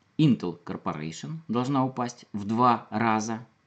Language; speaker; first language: Russian; native; Russian